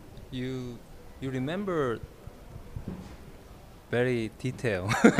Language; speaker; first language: English; non-native, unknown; Korean